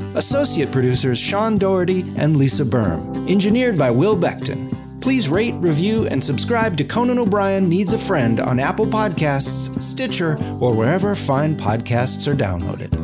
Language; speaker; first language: English; native; English